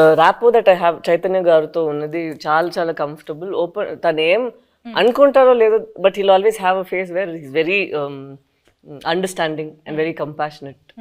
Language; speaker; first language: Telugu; non-native, fluent; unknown